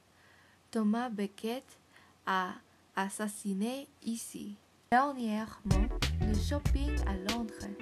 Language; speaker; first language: French; non-native, learner; English